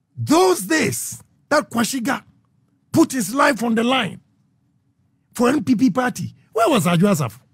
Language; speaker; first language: English; non-native, local second language; Akan